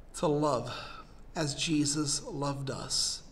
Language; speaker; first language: English; native; English